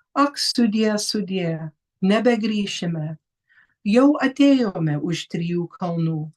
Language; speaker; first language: Lithuanian; early bilingual, heritage; Lithuanian